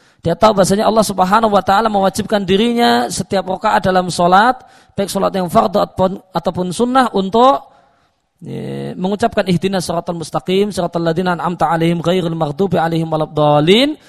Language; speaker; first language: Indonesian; native; Indonesian